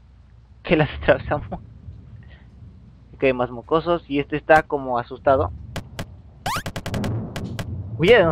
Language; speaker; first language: Spanish; native; Spanish